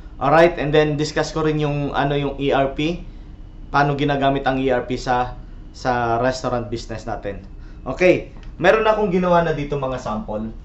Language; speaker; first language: Filipino; non-native, local second language; Cebuano